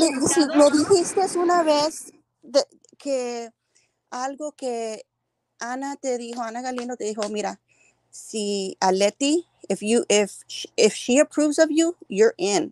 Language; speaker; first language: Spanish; early bilingual, heritage; Spanish